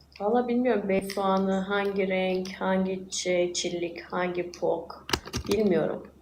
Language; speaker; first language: Turkish; native; Turkish